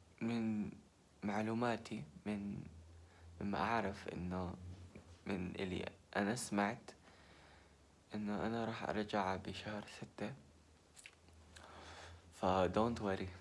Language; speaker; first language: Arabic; early bilingual, other home language; Korean